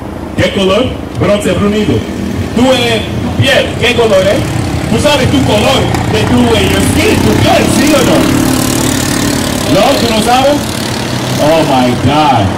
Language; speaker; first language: Spanish; non-native, learner; English